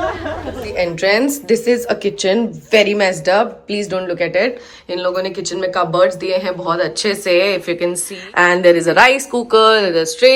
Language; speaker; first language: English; non-native, local second language; Hindi